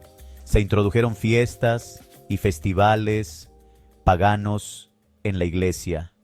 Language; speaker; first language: Spanish; native; Spanish